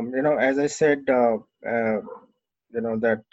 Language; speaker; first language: English; non-native, local second language; Hindi